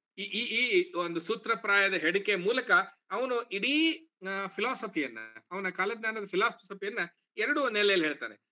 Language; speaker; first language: Kannada; native; Kannada